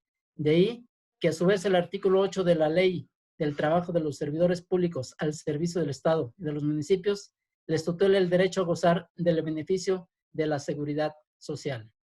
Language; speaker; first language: Spanish; native; Spanish